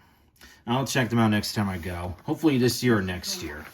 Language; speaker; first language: English; native; English